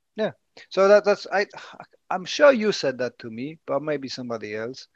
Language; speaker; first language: English; non-native, fluent; Polish